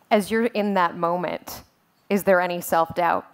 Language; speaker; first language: English; native; English